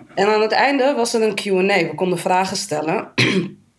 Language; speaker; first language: Dutch; native; Dutch